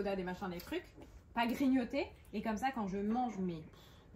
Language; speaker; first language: French; native; French